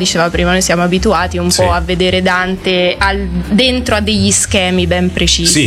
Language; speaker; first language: Italian; native; Italian